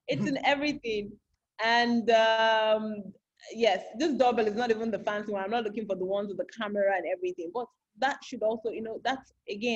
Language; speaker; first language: English; non-native, local second language; Yoruba